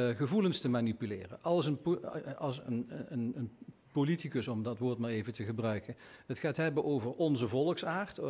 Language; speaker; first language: Dutch; native; Dutch